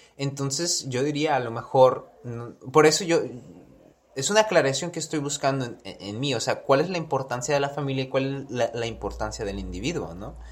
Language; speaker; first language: Spanish; early bilingual, heritage; Spanish